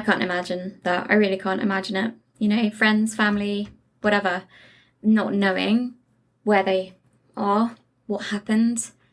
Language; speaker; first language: English; native; English